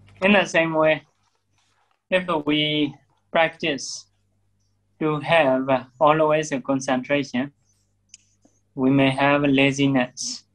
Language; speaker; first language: English; non-native, learner; Burmese